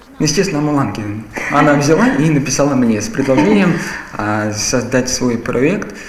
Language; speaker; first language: Russian; native; Russian